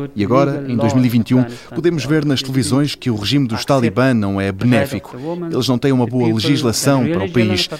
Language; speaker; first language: Portuguese; non-native, fluent; Persian